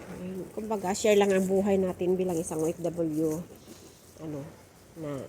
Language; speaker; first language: Filipino; non-native, local second language; Cebuano